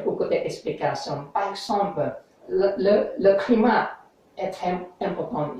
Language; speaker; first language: French; non-native, learner; English